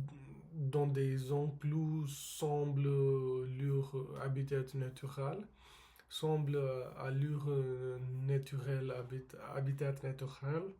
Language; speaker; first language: French; non-native, learner; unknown